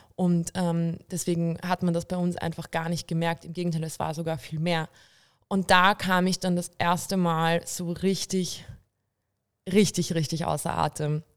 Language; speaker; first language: German; early bilingual, other home language; Bulgarian